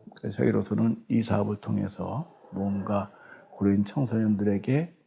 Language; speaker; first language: Korean; native; Korean